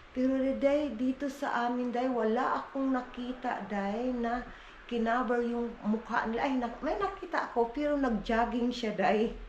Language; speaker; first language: Filipino; non-native, local second language; Cebuano